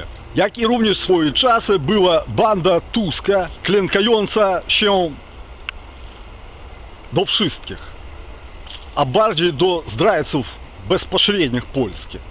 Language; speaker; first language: Polish; non-native, learner; Ukrainian